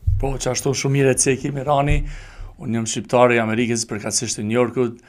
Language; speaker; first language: Albanian; early bilingual, heritage; Albanian